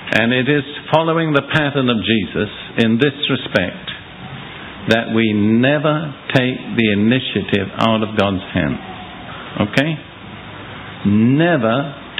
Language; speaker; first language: English; native; English